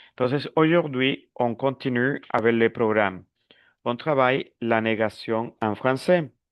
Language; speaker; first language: French; non-native, fluent; Spanish